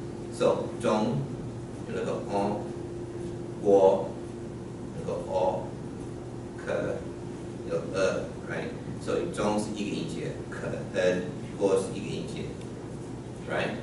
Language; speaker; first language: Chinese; non-native, learner; English